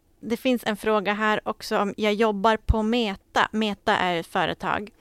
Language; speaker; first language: Swedish; native; Swedish